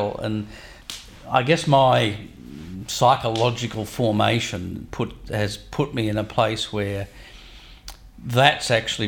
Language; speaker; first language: English; native; English